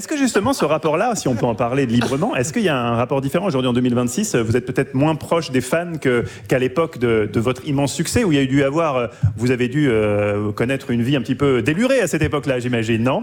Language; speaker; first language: French; native; French